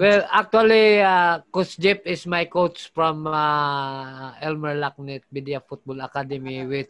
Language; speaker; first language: English; non-native, local second language; Filipino